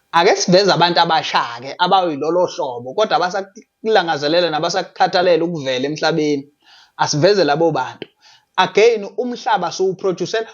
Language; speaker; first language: Zulu; native; Zulu